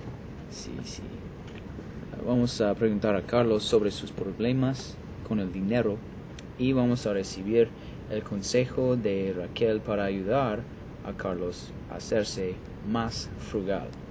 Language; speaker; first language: Spanish; non-native, learner; English